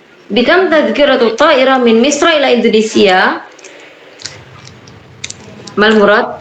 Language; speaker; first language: Arabic; non-native, fluent; Indonesian